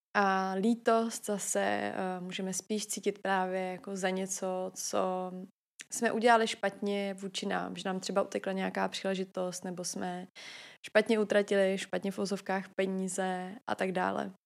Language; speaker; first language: Czech; native; Czech